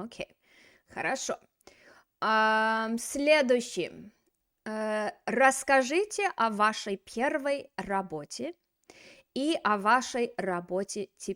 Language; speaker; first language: Russian; non-native, fluent; English